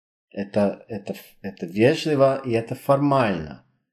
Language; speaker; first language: Russian; non-native, fluent; English